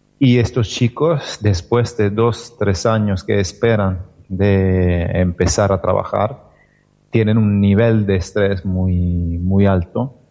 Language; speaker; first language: Spanish; non-native, fluent; Italian